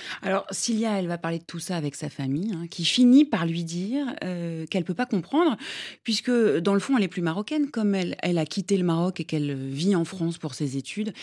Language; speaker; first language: French; native; French